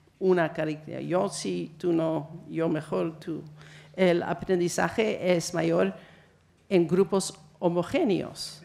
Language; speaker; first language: Spanish; non-native, fluent; English